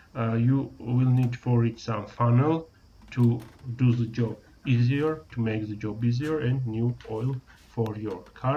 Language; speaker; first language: English; non-native, learner; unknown